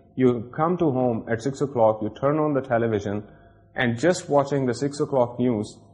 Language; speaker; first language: English; non-native, local second language; Urdu